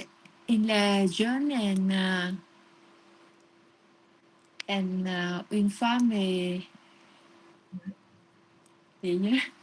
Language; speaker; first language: French; non-native, learner; Vietnamese